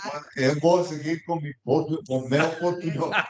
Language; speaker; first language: Portuguese; non-native, learner; Spanish